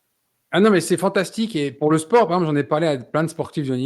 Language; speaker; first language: French; native; French